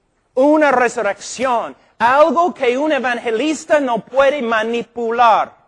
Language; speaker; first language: Spanish; non-native, fluent; English